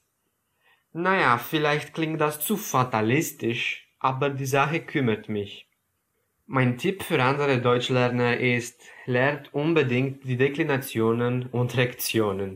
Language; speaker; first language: German; non-native, fluent; Romanian